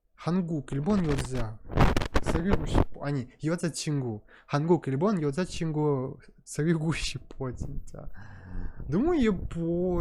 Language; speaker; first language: Korean; non-native, learner; Russian